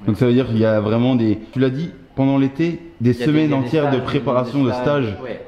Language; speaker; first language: French; native; French